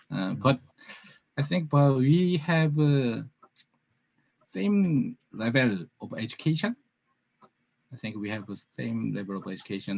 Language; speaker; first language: English; non-native, learner; Korean